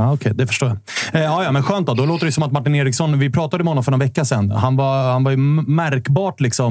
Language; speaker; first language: Swedish; native; Swedish